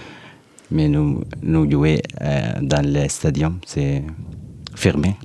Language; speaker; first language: French; non-native, learner; Arabic